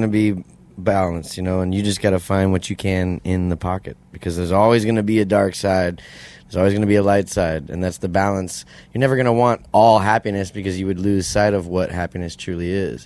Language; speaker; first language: English; native; English